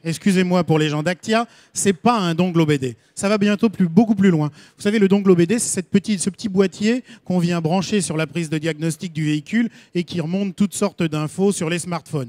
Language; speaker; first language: French; native; French